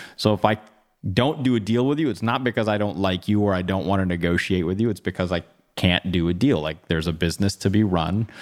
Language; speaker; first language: English; native; English